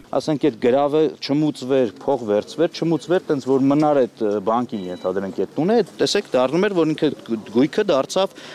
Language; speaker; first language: Armenian; native; Armenian